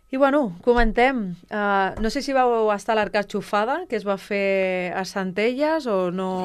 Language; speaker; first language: Catalan; non-native, local second language; Spanish